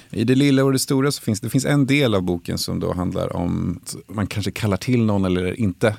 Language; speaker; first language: Swedish; native; Swedish